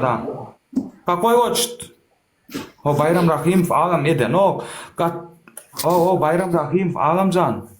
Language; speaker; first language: Russian; non-native, learner; Turkmen